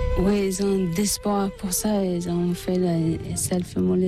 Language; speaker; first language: French; non-native, learner; Tibetan